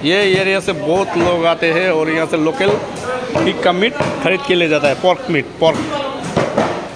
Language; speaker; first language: Hindi; non-native, local second language; Assamese